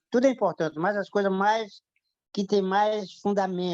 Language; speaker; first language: Portuguese; native; Portuguese